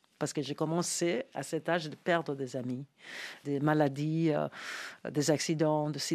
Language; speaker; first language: French; non-native, fluent; English